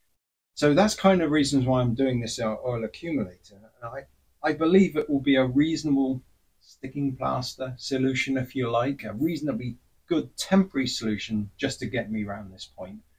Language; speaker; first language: English; native; English